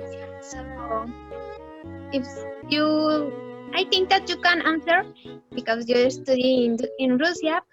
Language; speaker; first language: English; non-native, learner; Spanish